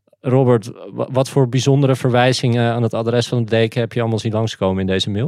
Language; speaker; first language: Dutch; native; Dutch